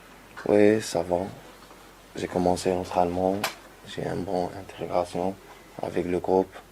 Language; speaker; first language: French; non-native, learner; Arabic